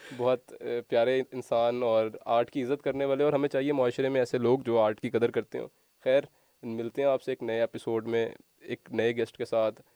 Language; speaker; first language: Urdu; native; Urdu